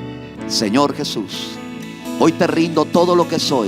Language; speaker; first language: Spanish; native; Spanish